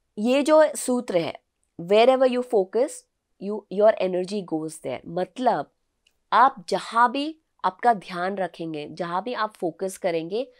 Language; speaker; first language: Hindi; non-native, local second language; Telugu